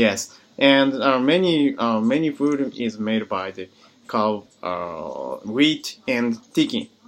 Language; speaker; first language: English; non-native, learner; Japanese